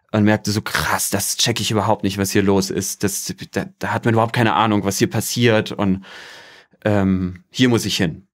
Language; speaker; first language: German; native; German